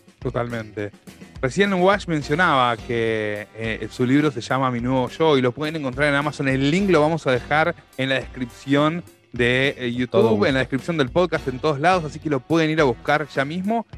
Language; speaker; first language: Spanish; native; Spanish